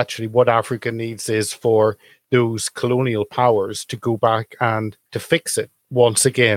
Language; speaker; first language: English; native; English